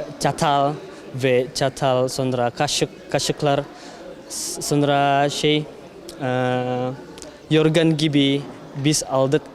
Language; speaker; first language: Turkish; non-native, learner; Indonesian